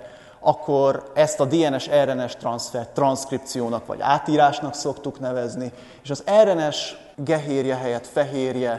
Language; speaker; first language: Hungarian; native; Hungarian